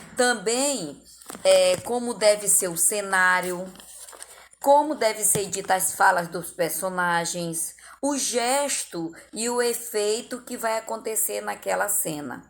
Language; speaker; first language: Portuguese; native; Portuguese